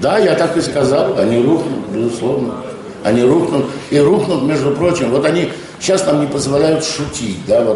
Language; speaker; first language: Russian; native; Russian